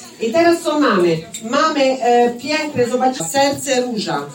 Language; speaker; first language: Polish; non-native, learner; Italian